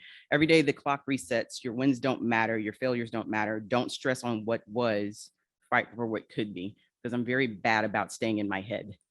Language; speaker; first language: English; native; English